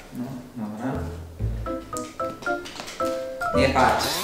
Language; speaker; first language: Polish; native; Polish